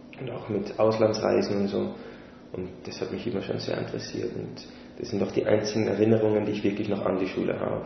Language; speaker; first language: German; native; German